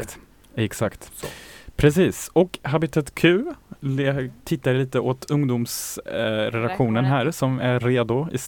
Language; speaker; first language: Swedish; native; Swedish